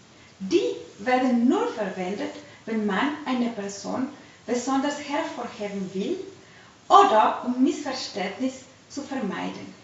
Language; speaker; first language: German; non-native, fluent; Spanish